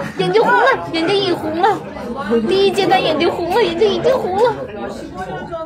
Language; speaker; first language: Chinese; native; Chinese